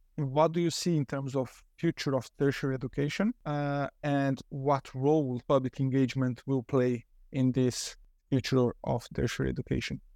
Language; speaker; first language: English; non-native, fluent; Portuguese